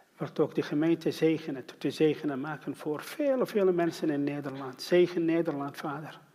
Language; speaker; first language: Dutch; non-native, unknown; Arabic